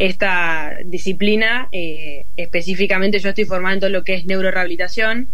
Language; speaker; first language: Spanish; native; Spanish